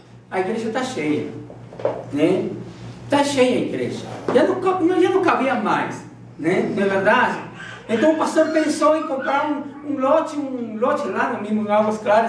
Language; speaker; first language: Portuguese; non-native, fluent; Spanish